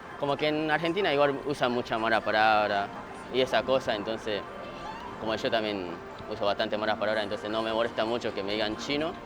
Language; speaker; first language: Spanish; early bilingual, other home language; Japanese